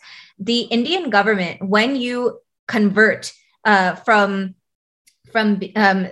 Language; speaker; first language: English; native; English